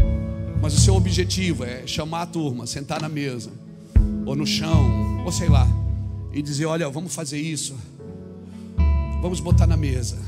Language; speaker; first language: Portuguese; native; Portuguese